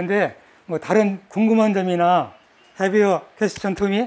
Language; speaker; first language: English; non-native, learner; Korean